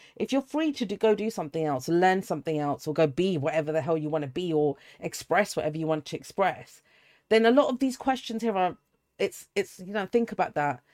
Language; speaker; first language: English; native; English